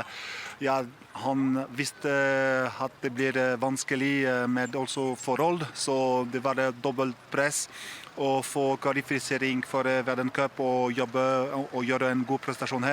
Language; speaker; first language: Norwegian; non-native, fluent; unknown